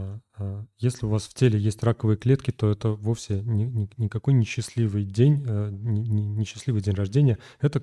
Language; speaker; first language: Russian; native; Russian